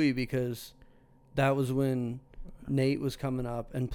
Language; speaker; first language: English; native; English